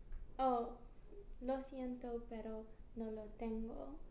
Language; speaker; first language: Spanish; non-native, learner; English